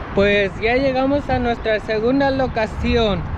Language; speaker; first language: Spanish; early bilingual, heritage; Spanish